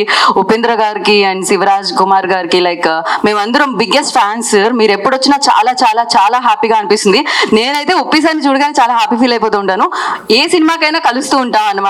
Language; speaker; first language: Telugu; native; Telugu